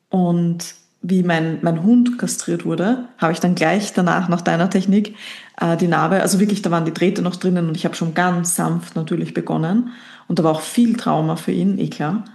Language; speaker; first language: German; native; German